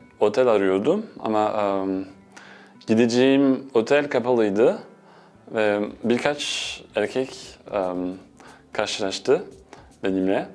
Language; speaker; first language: Turkish; non-native, fluent; French